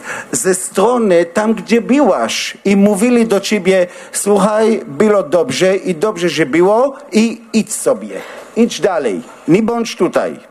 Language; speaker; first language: Polish; non-native, learner; Hebrew